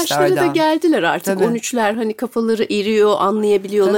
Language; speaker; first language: Turkish; native; Turkish